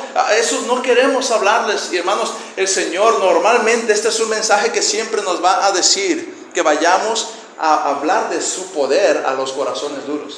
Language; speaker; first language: Spanish; native; Spanish